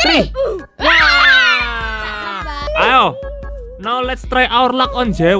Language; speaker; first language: English; non-native, fluent; Indonesian